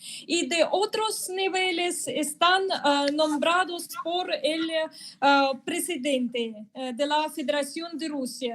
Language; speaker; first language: Spanish; non-native, fluent; Russian